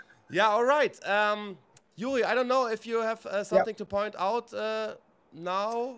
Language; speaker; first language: English; non-native, fluent; German